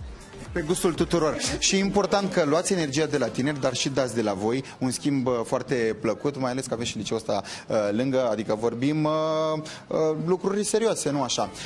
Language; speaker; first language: Romanian; native; Romanian